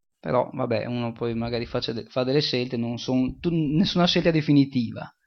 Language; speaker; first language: Italian; native; Italian